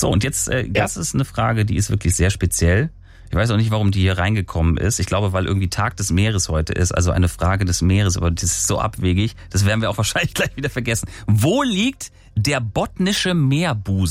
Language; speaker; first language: German; native; German